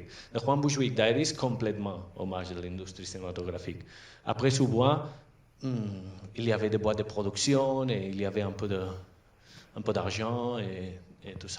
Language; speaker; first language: French; non-native, fluent; Catalan